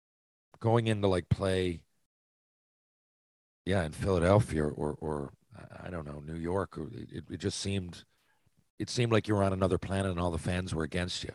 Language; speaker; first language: English; native; English